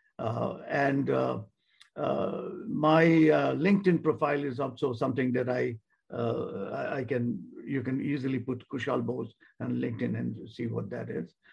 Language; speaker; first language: English; non-native, local second language; Bangla